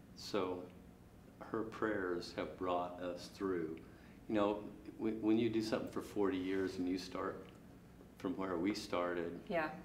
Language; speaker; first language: English; native; English